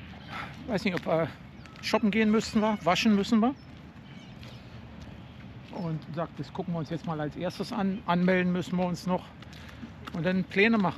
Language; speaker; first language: German; native; German